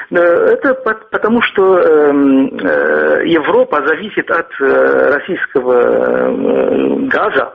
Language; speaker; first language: Russian; non-native, fluent; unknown